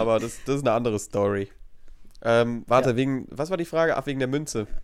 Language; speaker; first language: German; native; German